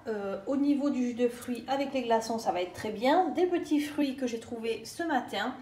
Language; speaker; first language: French; native; French